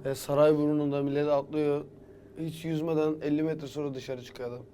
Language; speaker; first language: Turkish; early bilingual, heritage; Turkish